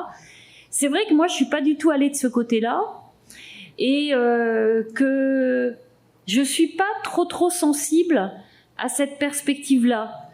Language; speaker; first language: French; native; French